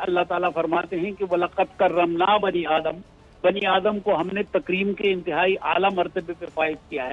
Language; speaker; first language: Urdu; native; Urdu